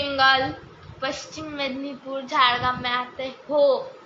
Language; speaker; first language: Hindi; non-native, local second language; Bangla